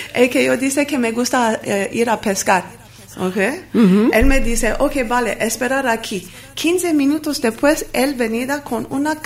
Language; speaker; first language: Spanish; non-native, learner; Armenian